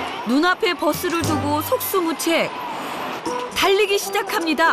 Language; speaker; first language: Korean; native; Korean